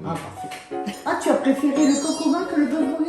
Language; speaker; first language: French; native; French